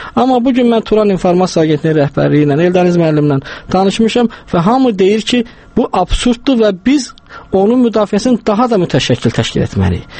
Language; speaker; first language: Azerbaijani; non-native, local second language; Talysh